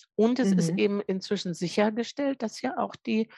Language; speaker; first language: German; native; German